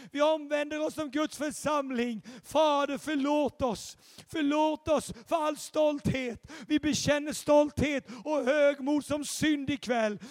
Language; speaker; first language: Swedish; native; Swedish